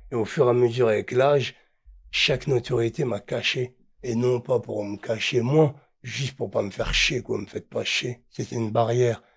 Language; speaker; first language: French; native; French